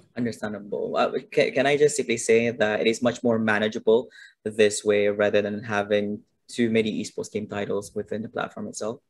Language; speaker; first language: English; non-native, local second language; Malay